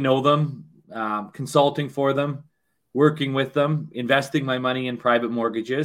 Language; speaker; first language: English; native; English